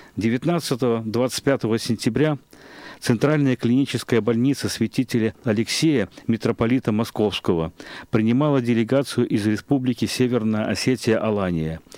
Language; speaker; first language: Russian; native; Russian